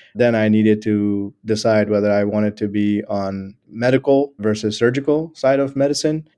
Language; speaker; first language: English; non-native, local second language; Gujarati